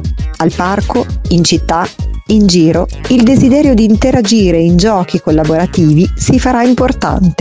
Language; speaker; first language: Italian; native; Italian